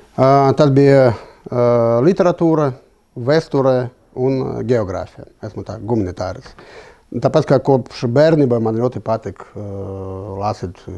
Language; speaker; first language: Latvian; non-native, local second language; Russian